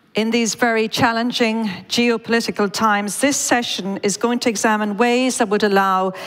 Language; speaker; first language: English; native; English